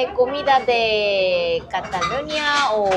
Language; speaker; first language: Spanish; non-native, learner; Korean